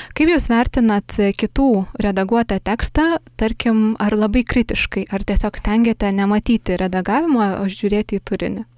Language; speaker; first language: Lithuanian; native; Lithuanian